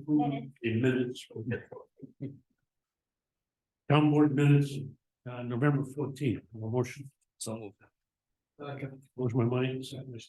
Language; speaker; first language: English; native; English